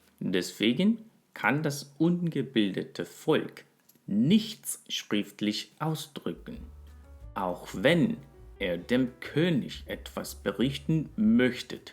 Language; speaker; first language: German; non-native, fluent; Korean